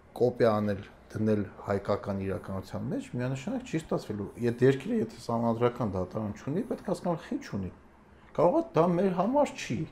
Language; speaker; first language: Armenian; native; Armenian